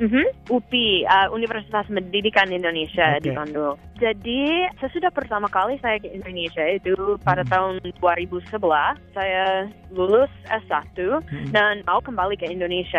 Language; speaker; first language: Indonesian; non-native, fluent; English